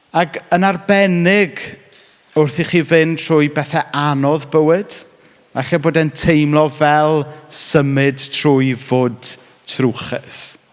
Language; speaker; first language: Welsh; native; Welsh